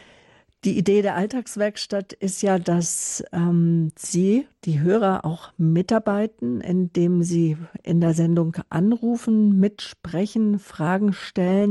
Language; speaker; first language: German; native; German